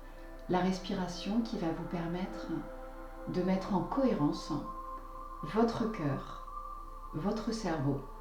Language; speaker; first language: French; native; French